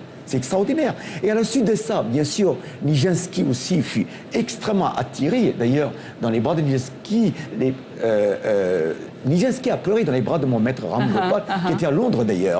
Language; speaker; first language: French; non-native, local second language; Tamil